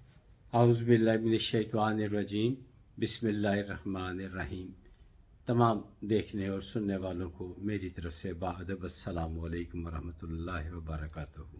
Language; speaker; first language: Urdu; native; Urdu